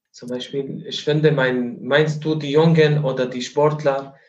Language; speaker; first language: German; non-native, fluent; Arabic